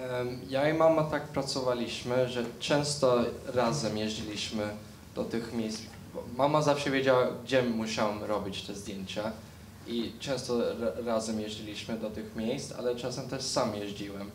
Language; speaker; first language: Polish; early bilingual, heritage; Polish